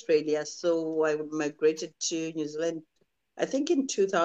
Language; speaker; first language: English; non-native, local second language; Shona